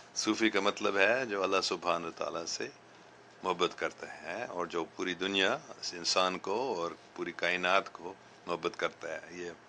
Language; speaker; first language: Urdu; early bilingual, other home language; English